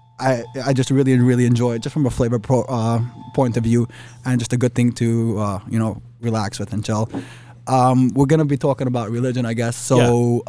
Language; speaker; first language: English; early bilingual, other home language; Yiddish